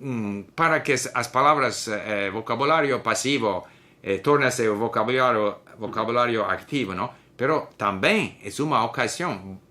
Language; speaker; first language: Portuguese; non-native, learner; English